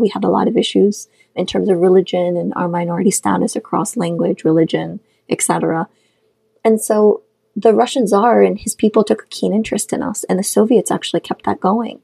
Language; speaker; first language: English; non-native, fluent; Shughni